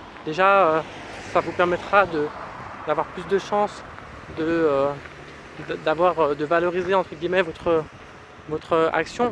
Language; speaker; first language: French; native; French